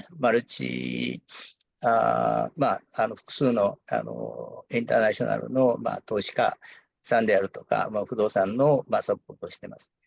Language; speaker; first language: Japanese; native; Japanese